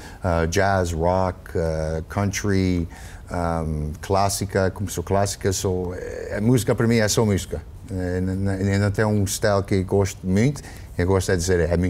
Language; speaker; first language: Portuguese; early bilingual, heritage; English